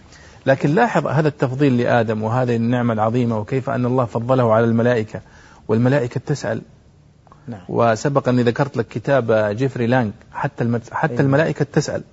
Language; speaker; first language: Arabic; native; Arabic